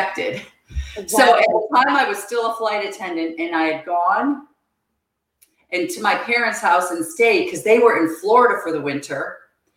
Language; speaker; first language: English; native; English